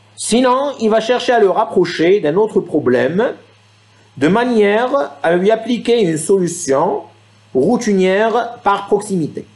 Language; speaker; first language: French; non-native, local second language; Arabic